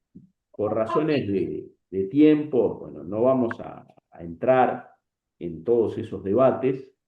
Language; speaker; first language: Spanish; native; Spanish